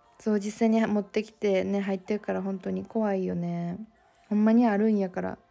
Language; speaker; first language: Japanese; native; Japanese